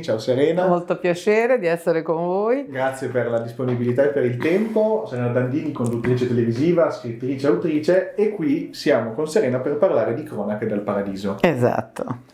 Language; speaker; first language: Italian; native; Italian